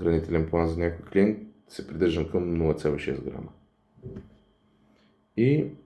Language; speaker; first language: Bulgarian; native; Bulgarian